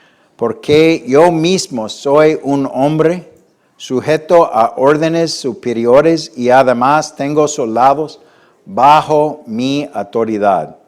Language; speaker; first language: Spanish; non-native, fluent; English